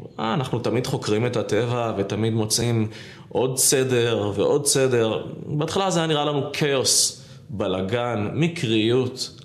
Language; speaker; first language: Hebrew; native; Hebrew